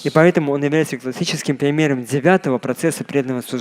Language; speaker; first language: Russian; native; Russian